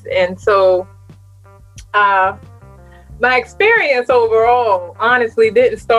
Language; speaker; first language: English; native; English